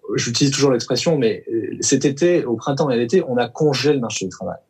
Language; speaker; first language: French; native; French